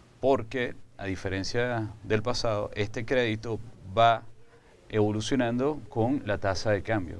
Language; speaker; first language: Spanish; native; Spanish